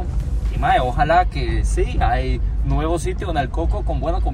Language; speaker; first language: Spanish; non-native, fluent; English